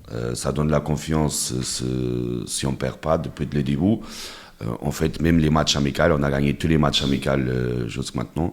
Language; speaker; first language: French; non-native, fluent; Portuguese